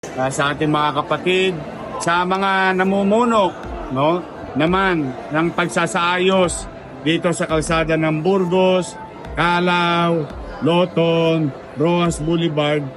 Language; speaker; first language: Filipino; native; Filipino